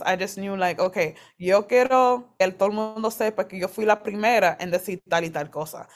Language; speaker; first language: Spanish; early bilingual, heritage; Spanish